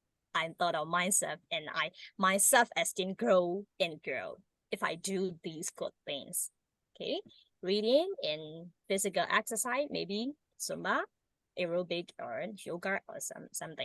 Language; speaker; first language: English; non-native, learner; Burmese